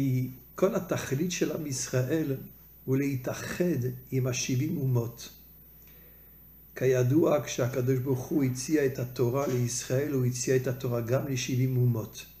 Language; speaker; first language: Hebrew; non-native, fluent; French